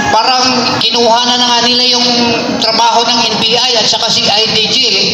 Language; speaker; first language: Filipino; non-native, local second language; Cebuano